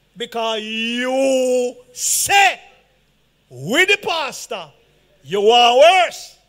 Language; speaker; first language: English; native; English